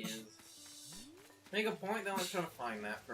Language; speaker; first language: English; native; English